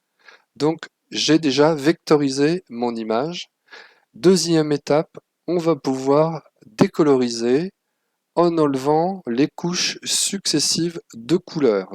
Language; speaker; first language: French; native; French